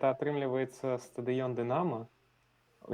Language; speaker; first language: Belarusian; non-native, local second language; Russian